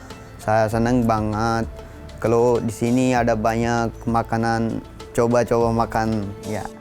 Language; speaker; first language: Indonesian; non-native, learner; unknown